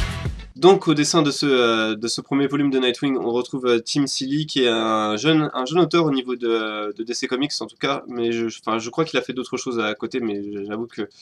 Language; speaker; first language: French; native; French